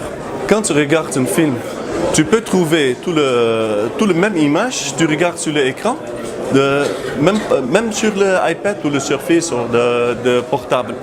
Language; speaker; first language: French; non-native, learner; Dutch